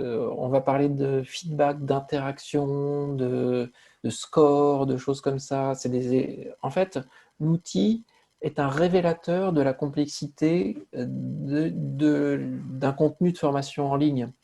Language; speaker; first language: French; native; French